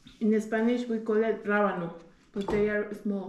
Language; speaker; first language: English; non-native, fluent; Spanish